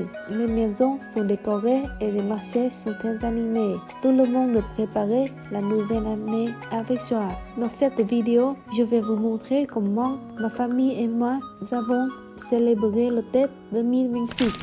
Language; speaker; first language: French; non-native, learner; Vietnamese